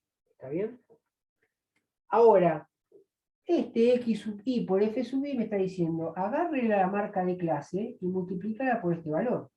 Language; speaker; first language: Spanish; native; Spanish